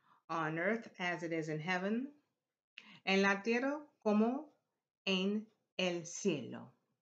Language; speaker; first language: Spanish; non-native, learner; English